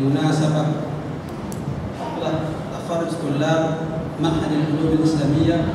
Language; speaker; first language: Arabic; non-native, fluent; Indonesian